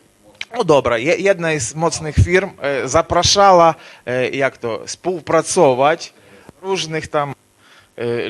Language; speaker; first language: Polish; non-native, learner; Ukrainian